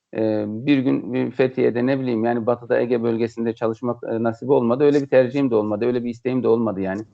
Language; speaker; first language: Turkish; native; Turkish